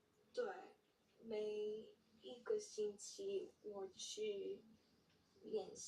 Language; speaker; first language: Chinese; non-native, learner; Korean